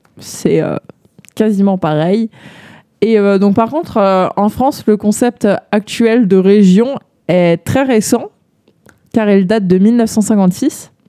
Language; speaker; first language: French; native; French